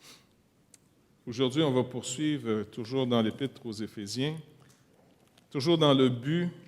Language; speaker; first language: French; native; French